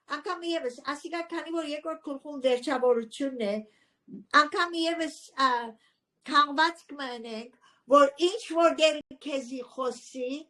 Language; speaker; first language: Armenian; early bilingual, heritage; Armenian